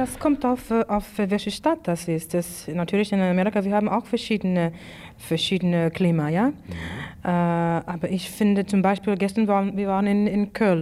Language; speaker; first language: German; non-native, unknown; English